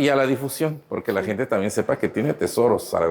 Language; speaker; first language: Spanish; native; Spanish